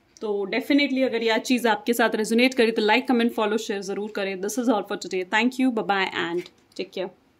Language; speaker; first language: Hindi; native; Hindi